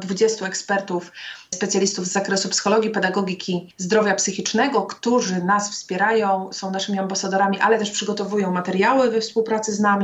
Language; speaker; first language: Polish; native; Polish